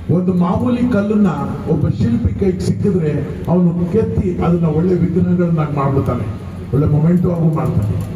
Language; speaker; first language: Kannada; native; Kannada